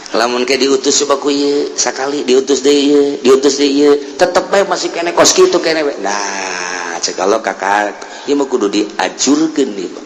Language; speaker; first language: Sundanese; native; Sundanese